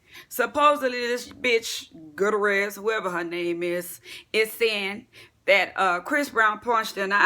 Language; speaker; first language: English; native; English